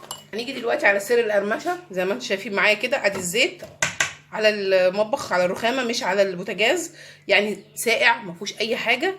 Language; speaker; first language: Arabic; native; Arabic